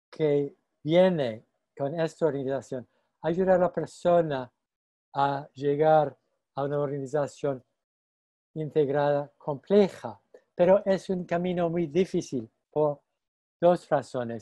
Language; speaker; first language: Spanish; non-native, fluent; English